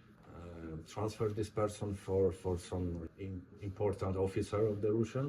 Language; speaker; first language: English; non-native, learner; Polish